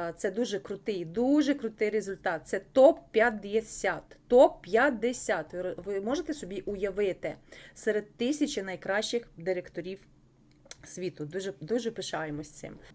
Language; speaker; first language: Ukrainian; non-native, local second language; Russian